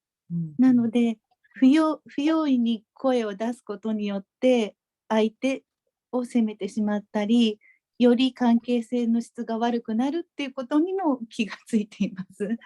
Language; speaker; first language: Japanese; native; Japanese